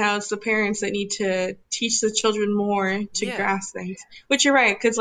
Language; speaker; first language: English; early bilingual, other home language; Spanish